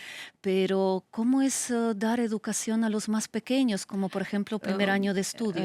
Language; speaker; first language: Spanish; non-native, fluent; Ukrainian